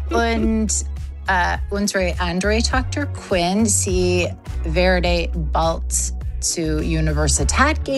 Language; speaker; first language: German; non-native, learner; English